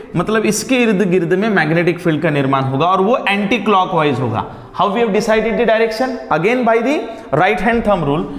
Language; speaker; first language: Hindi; non-native, local second language; Marathi